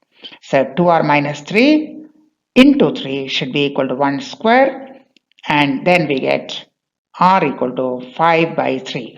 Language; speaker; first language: English; non-native, local second language; Bangla